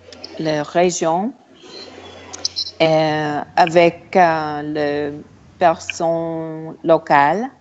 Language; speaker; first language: French; non-native, learner; English